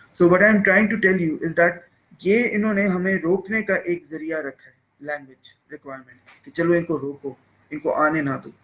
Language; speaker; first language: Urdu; native; Urdu